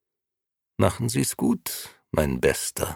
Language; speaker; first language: German; native; German